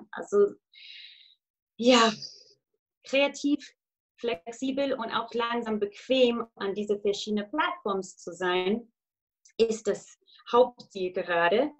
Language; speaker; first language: German; non-native, fluent; English